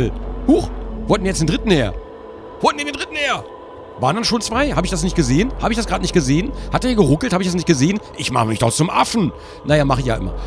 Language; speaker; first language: German; native; German